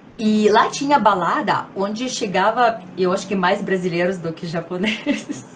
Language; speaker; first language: Portuguese; non-native, fluent; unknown